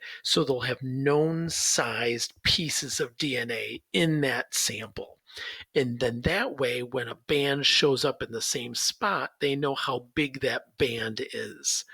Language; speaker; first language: English; native; English